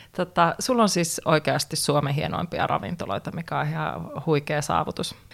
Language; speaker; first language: Finnish; native; Finnish